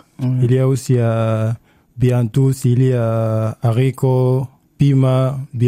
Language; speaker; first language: French; non-native, learner; Arabic